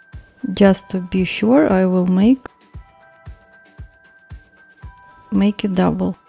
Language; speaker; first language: English; non-native, fluent; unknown